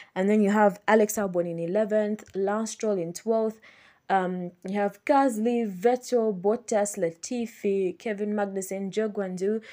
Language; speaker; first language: English; non-native, local second language; Ganda